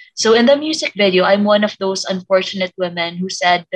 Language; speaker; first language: English; non-native, local second language; Filipino